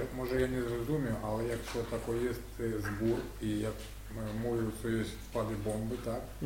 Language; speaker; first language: Polish; non-native, learner; Ukrainian